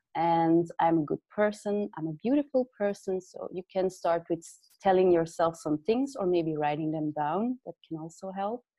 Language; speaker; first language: English; non-native, fluent; Dutch